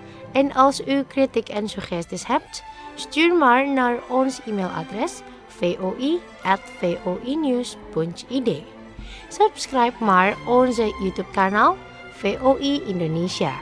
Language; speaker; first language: Dutch; non-native, fluent; Indonesian